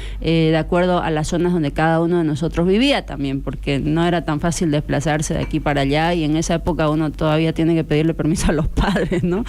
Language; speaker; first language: Spanish; native; Spanish